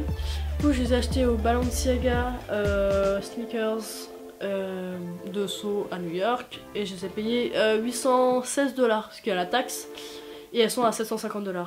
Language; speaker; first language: French; native; French